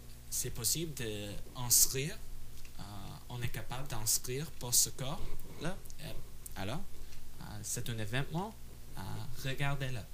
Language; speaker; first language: French; non-native, fluent; English